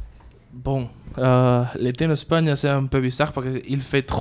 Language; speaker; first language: French; non-native, learner; Spanish